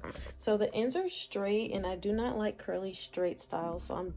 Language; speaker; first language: English; native; English